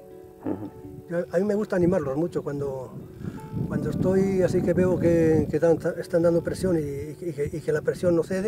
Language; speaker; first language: Spanish; native; Spanish